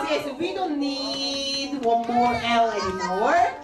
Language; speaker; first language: English; non-native, fluent; Korean